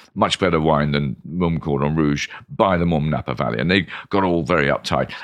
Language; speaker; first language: English; native; English